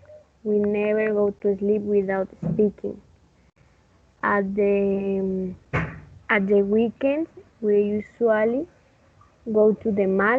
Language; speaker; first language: English; non-native, learner; Spanish